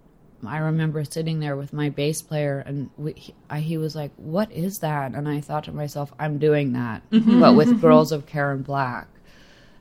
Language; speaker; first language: English; native; English